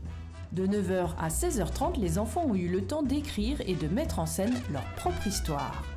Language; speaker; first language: French; native; French